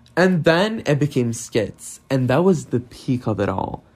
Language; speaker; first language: English; non-native, fluent; Portuguese